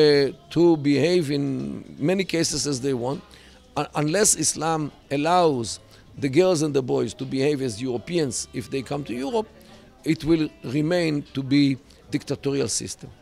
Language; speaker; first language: English; non-native, fluent; Hebrew